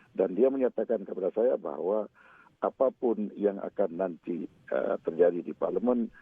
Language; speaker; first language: Malay; native; Malay